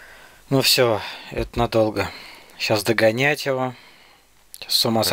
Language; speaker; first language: Russian; native; Russian